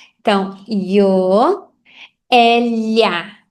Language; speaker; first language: Spanish; non-native, fluent; Portuguese